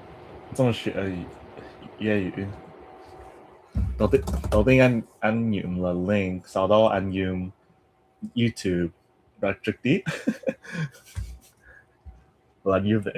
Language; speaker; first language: Vietnamese; non-native, learner; English